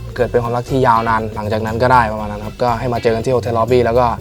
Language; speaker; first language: Thai; native; Thai